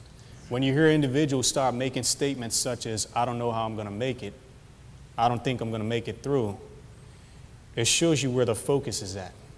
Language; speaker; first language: English; native; English